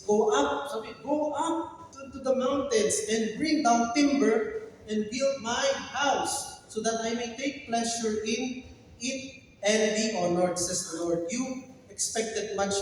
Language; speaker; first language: English; non-native, local second language; Filipino